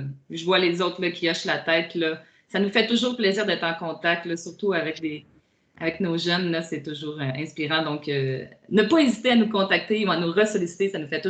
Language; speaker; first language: French; native; French